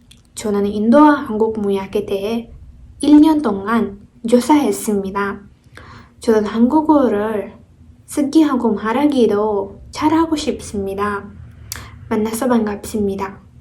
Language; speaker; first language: Korean; non-native, learner; Marathi